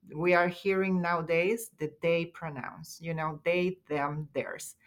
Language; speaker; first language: English; non-native, fluent; Spanish